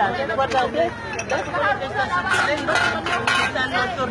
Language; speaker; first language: Italian; non-native, fluent; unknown